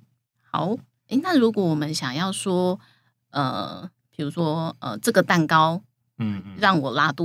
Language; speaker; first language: Chinese; native; Chinese